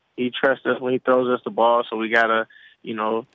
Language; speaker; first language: English; native; English